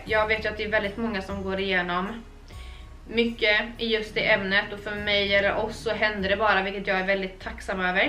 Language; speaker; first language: Swedish; native; Swedish